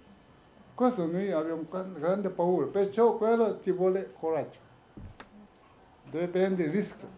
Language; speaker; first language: Italian; non-native, learner; Tibetan